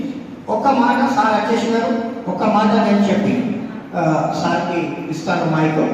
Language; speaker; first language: Telugu; non-native, local second language; Urdu